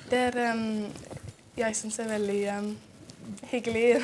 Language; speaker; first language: Norwegian; non-native, fluent; English